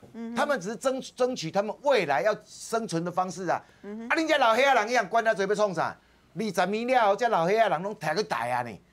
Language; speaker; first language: Chinese; native; Chinese